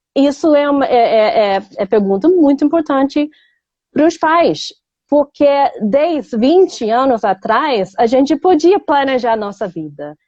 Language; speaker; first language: Portuguese; non-native, fluent; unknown